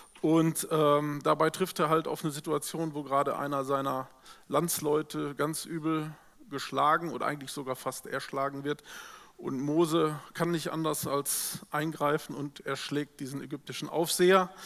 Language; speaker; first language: German; native; German